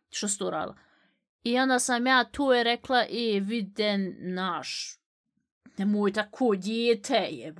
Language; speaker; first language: Bosnian; early bilingual, heritage; Bosnian